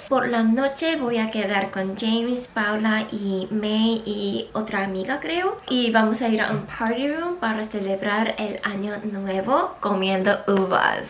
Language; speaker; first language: Spanish; non-native, local second language; Korean